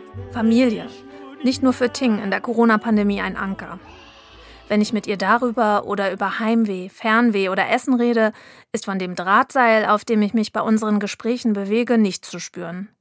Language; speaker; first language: German; native; German